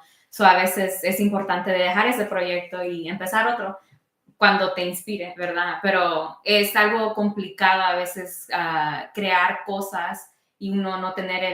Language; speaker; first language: Spanish; early bilingual, heritage; Spanish